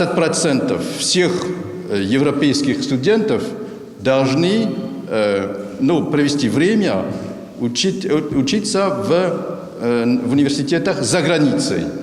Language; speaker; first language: Russian; non-native, fluent; French